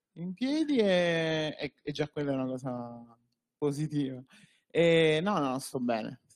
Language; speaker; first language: Italian; native; Italian